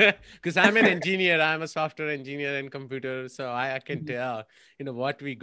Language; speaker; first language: English; non-native, local second language; Gujarati